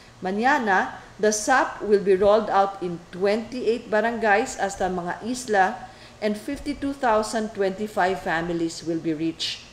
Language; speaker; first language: English; non-native, local second language; Chavacano